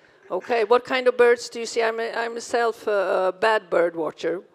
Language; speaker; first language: English; non-native, fluent; Swedish